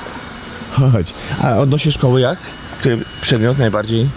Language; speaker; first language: Polish; native; Polish